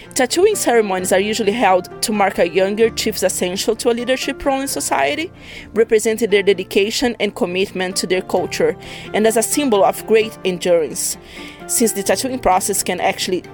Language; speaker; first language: English; non-native, fluent; Portuguese